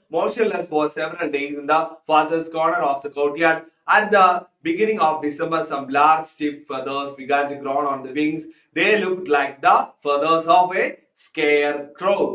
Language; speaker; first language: English; non-native, local second language; Malayalam